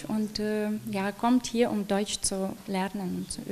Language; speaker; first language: German; non-native, local second language; Ukrainian